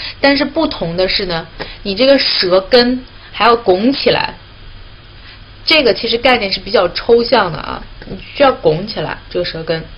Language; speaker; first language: Chinese; native; Chinese